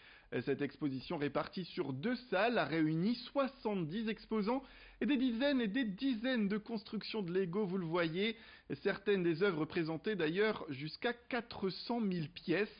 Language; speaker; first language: French; native; French